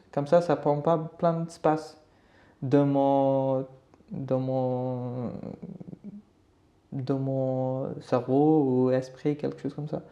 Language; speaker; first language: French; non-native, learner; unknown